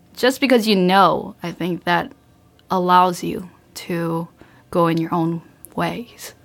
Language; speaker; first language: English; early bilingual, other home language; Korean